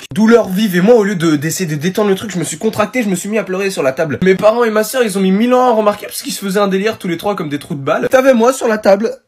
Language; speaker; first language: French; native; French